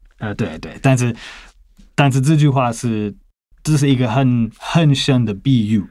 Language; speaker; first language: Chinese; non-native, fluent; English